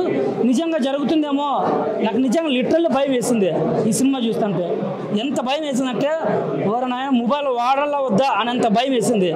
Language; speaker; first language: Telugu; native; Telugu